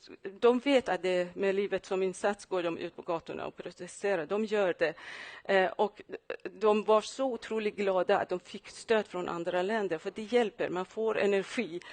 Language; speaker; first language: Swedish; non-native, fluent; Persian